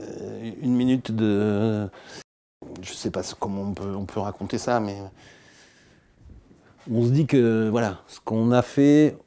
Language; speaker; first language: French; native; French